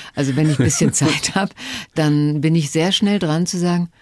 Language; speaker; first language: German; native; German